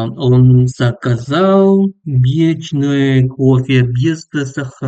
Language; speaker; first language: Russian; non-native, learner; English